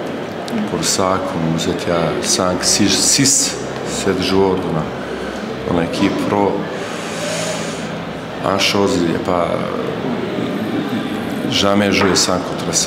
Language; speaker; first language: French; non-native, learner; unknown